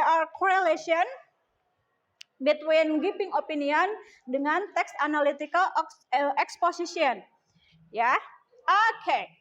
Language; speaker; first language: English; non-native, learner; Indonesian